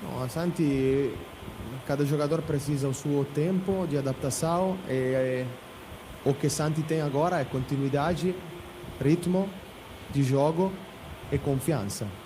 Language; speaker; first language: Portuguese; non-native, fluent; Italian